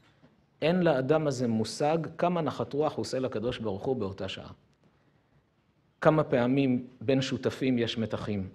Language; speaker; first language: Hebrew; native; Hebrew